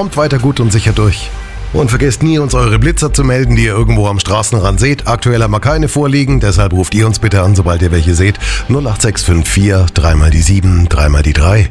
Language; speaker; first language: German; native; German